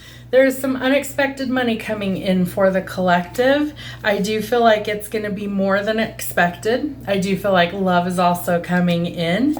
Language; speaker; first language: English; native; English